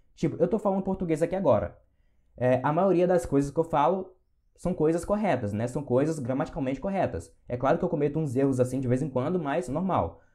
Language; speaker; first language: Portuguese; native; Portuguese